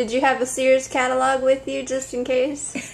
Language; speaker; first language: English; native; English